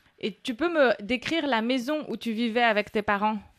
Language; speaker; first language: French; native; French